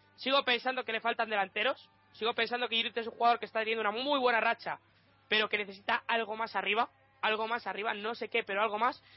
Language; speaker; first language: Spanish; native; Spanish